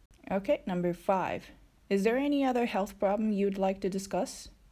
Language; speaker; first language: English; non-native, fluent; Japanese